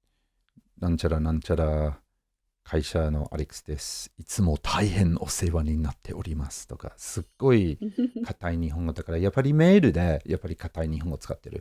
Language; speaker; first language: Japanese; non-native, fluent; English